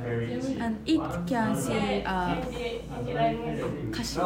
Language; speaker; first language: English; non-native, learner; Japanese